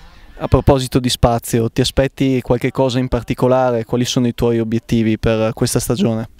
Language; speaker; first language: Italian; native; Italian